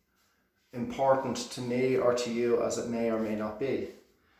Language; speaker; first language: English; native; English